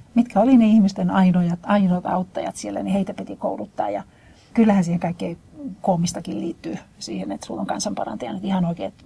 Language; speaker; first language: Finnish; native; Finnish